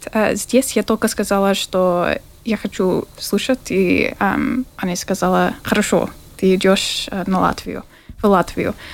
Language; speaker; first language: Russian; non-native, learner; English